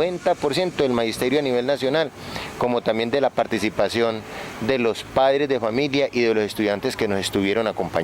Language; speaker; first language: Spanish; native; Spanish